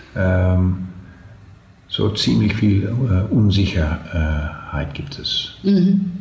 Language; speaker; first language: German; non-native, learner; Dutch